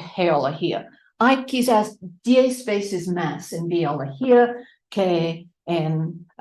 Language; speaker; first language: Spanish; non-native, fluent; English